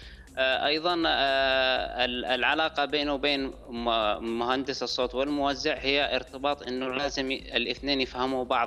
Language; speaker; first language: Arabic; native; Arabic